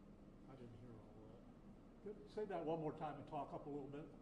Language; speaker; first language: English; native; English